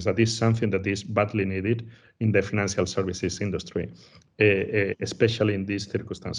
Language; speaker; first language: English; non-native, fluent; Spanish